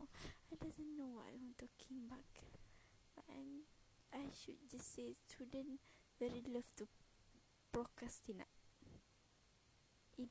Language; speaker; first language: English; non-native, learner; Malay